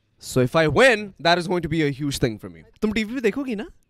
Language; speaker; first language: English; non-native, local second language; Urdu